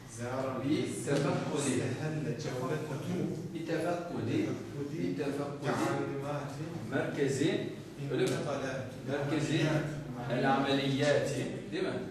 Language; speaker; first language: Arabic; non-native, fluent; Turkish